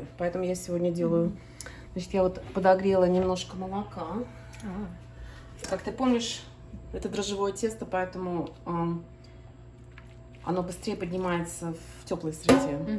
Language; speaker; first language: Russian; native; Russian